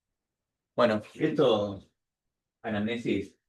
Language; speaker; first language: Spanish; native; Spanish